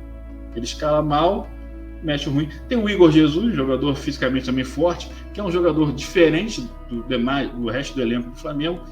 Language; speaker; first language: Portuguese; native; Portuguese